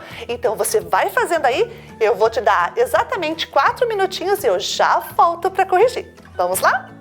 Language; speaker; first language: Portuguese; native; Portuguese